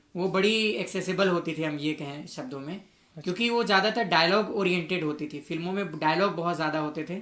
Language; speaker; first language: Hindi; native; Hindi